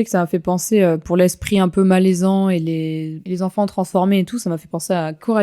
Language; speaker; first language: French; native; French